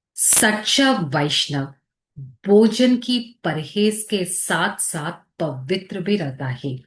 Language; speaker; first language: Hindi; non-native, local second language; Telugu